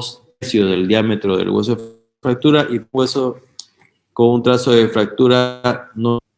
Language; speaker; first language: Spanish; native; Spanish